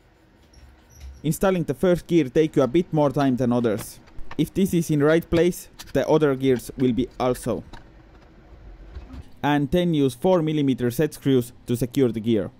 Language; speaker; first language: English; non-native, fluent; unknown